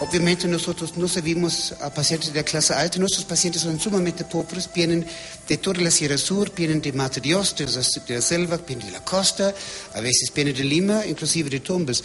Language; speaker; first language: Spanish; non-native, fluent; German